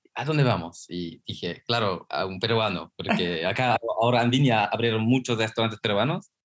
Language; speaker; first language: Spanish; non-native, fluent; Luxembourgish